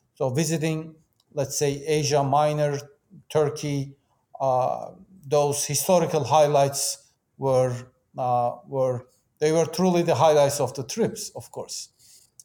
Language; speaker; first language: English; non-native, fluent; Turkish